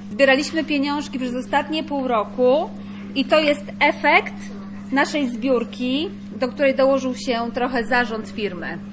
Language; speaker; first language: Polish; native; Polish